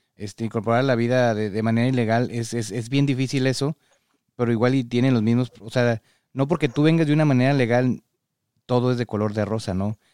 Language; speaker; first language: Spanish; native; Spanish